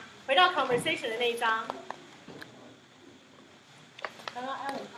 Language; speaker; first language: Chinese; early bilingual, heritage; Chinese